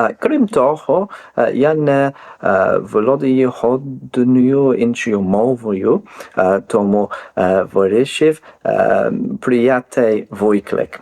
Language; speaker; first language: Ukrainian; non-native, learner; English